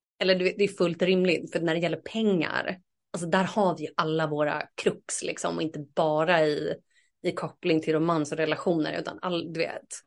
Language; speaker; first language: Swedish; native; Swedish